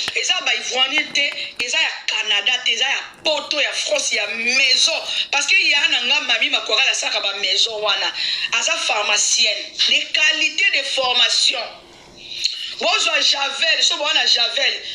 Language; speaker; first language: Lingala; native; Lingala